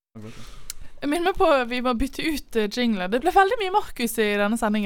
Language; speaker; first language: Norwegian; native; Norwegian